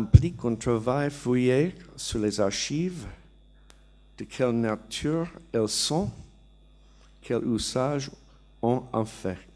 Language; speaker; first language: French; non-native, learner; English